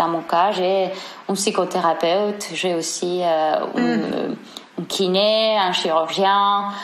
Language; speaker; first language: French; non-native, fluent; Spanish